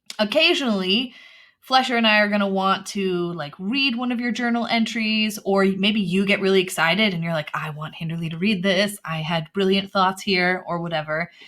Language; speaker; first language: English; native; English